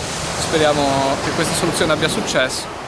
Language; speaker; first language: Italian; native; Italian